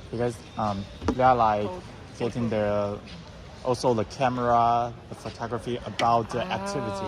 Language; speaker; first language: English; non-native, learner; Chinese